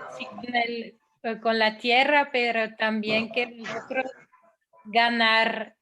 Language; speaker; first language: Spanish; non-native, fluent; Dutch